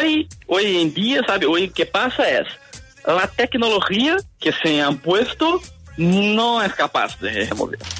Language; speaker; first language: Spanish; non-native, learner; Portuguese